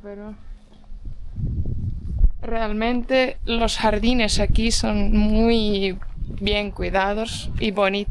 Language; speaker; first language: Spanish; non-native, fluent; Estonian